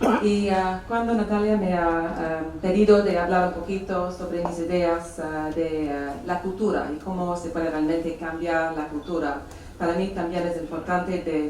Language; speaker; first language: Spanish; non-native, fluent; English